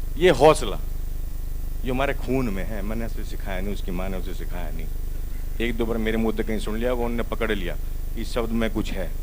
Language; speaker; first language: Hindi; native; Hindi